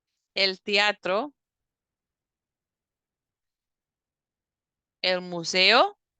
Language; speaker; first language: Spanish; non-native, fluent; English